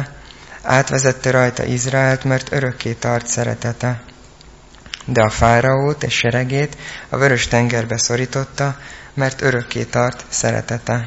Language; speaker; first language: Hungarian; native; Hungarian